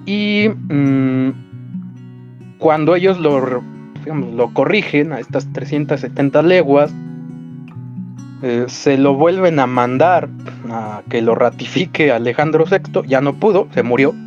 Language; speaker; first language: Spanish; native; Spanish